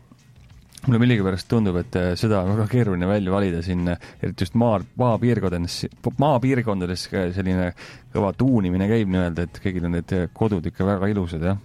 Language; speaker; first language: Estonian; native; Estonian